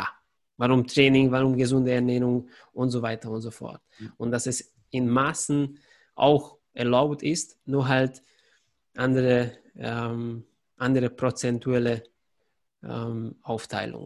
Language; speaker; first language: German; non-native, fluent; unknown